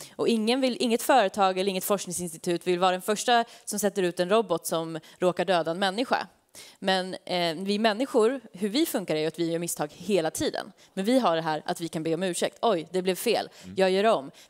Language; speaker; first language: Swedish; native; Swedish